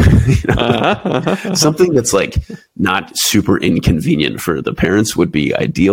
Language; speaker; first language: English; native; English